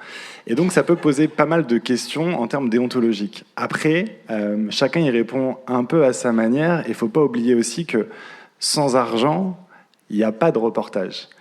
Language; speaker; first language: French; native; French